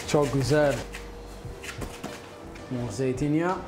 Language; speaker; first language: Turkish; non-native, learner; Italian